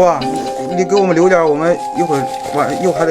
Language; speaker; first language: Chinese; native; Chinese